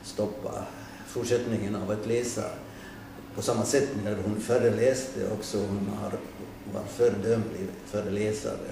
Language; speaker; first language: Swedish; non-native, fluent; Arabic